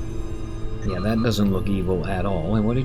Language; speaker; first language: English; native; English